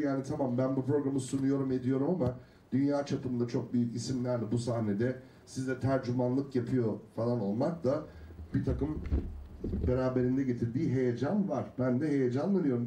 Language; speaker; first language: Turkish; native; Turkish